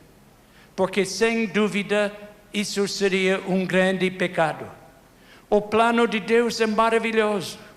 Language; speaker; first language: Portuguese; non-native, fluent; English